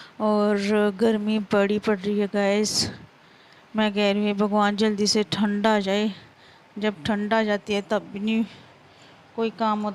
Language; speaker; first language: Hindi; non-native, local second language; Punjabi